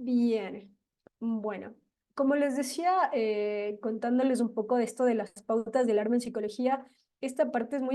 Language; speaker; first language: Spanish; native; Spanish